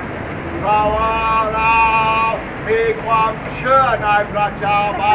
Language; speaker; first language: Thai; non-native, learner; English